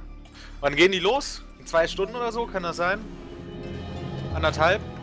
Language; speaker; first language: German; native; German